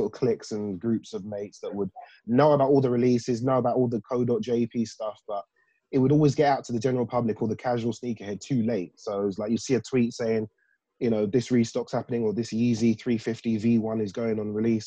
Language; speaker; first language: English; native; English